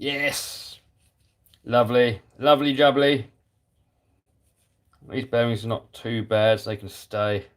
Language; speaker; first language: English; native; English